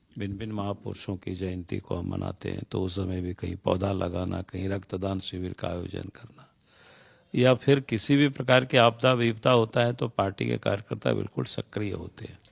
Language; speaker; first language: Hindi; non-native, local second language; Santali